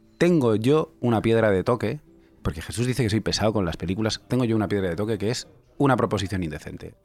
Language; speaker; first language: Spanish; native; Spanish